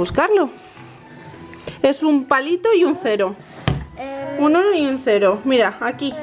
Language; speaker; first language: Spanish; native; Spanish